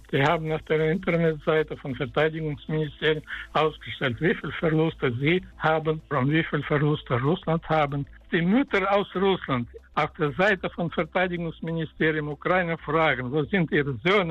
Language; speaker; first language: German; non-native, fluent; Russian